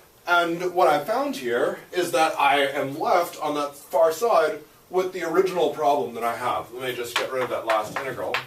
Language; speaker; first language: English; native; English